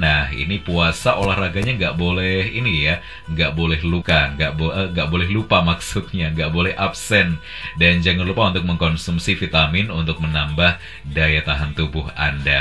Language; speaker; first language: Indonesian; native; Indonesian